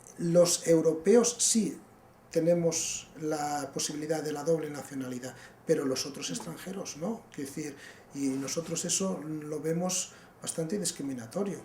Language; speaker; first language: Spanish; native; Spanish